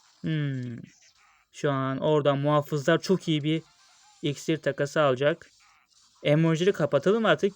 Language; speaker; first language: Turkish; native; Turkish